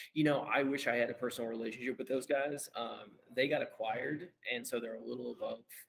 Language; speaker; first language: English; native; English